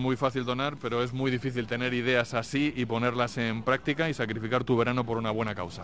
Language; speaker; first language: Spanish; native; Spanish